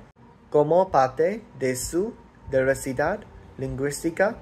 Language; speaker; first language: Spanish; non-native, learner; English